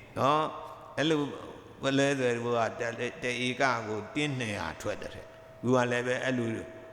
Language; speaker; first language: Burmese; native; Burmese